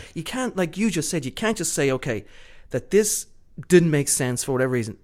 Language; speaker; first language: English; native; English